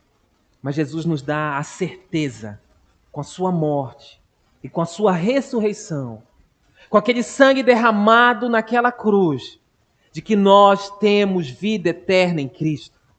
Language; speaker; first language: Portuguese; native; Portuguese